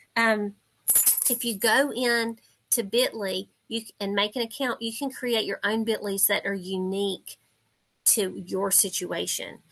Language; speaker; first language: English; native; English